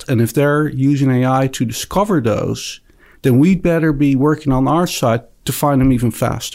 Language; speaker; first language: English; non-native, fluent; Dutch